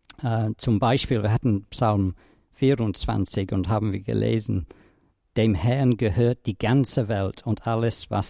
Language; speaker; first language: German; non-native, fluent; English